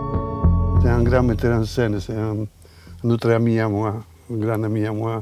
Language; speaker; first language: French; non-native, fluent; Italian